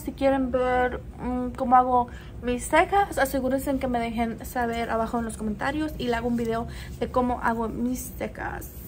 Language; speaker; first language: Spanish; early bilingual, other home language; English